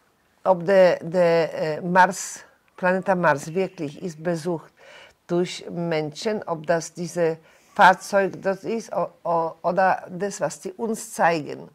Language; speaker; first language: German; non-native, learner; Polish